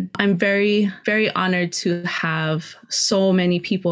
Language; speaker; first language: English; native; English